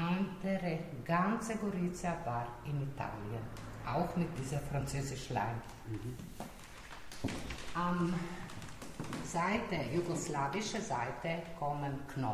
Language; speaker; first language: German; non-native, learner; Slovenian